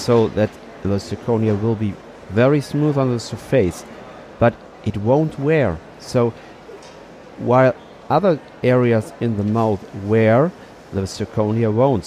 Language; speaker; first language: English; non-native, fluent; German